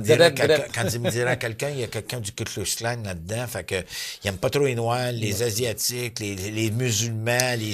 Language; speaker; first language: French; native; French